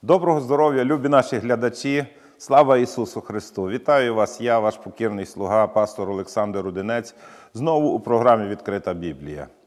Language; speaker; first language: Ukrainian; native; Ukrainian